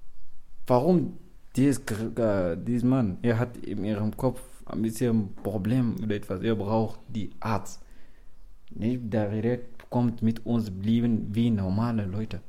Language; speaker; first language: German; non-native, learner; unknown